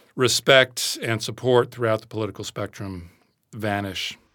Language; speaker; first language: English; native; English